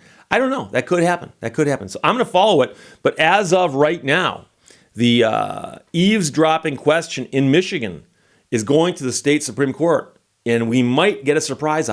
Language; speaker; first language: English; native; English